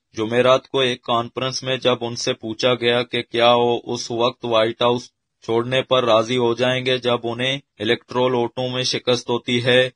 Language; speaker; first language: Urdu; non-native, local second language; Baluchi